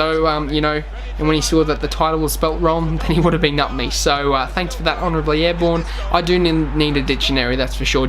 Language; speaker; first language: English; native; English